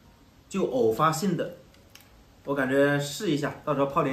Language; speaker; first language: Chinese; native; Chinese